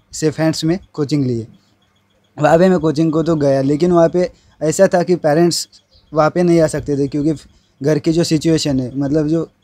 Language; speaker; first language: Hindi; non-native, local second language; Marathi